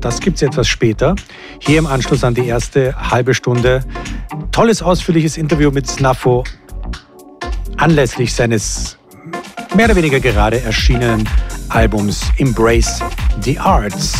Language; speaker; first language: German; native; German